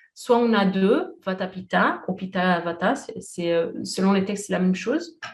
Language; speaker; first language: French; non-native, fluent; Portuguese